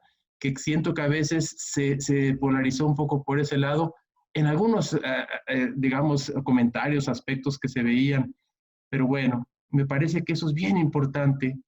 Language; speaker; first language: Spanish; native; Spanish